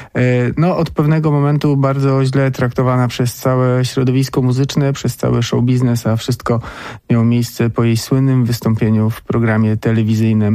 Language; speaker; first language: Polish; native; Polish